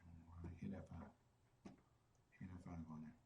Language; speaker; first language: English; native; English